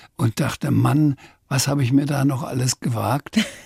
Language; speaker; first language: German; native; German